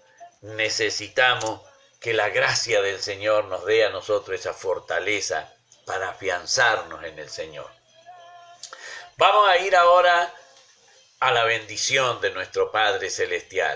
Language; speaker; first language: Spanish; native; Spanish